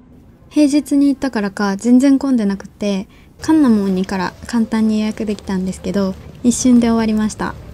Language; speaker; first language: Japanese; native; Japanese